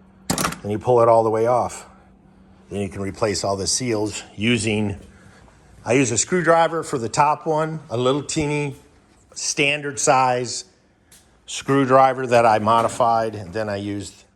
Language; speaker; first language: English; native; English